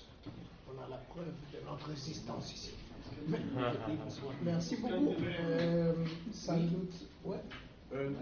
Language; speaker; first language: French; non-native, fluent; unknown